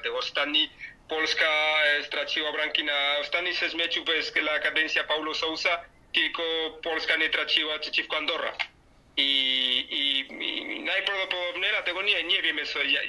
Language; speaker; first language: Polish; non-native, learner; Spanish